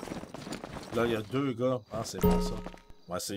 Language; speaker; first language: French; native; French